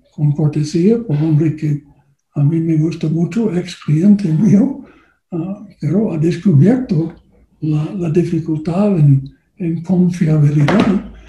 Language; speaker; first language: Spanish; non-native, learner; English